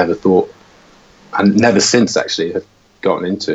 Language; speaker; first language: English; native; English